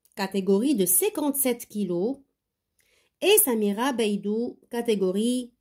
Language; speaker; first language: French; non-native, local second language; Arabic